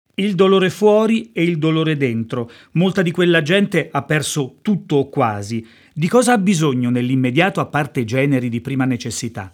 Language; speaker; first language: Italian; native; Italian